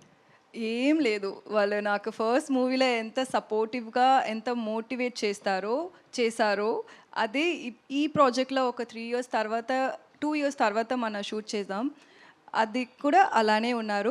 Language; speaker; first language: Telugu; non-native, learner; Tamil